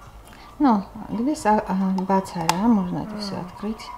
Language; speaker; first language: Russian; non-native, fluent; Armenian